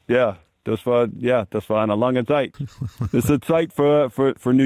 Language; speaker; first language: German; non-native, fluent; English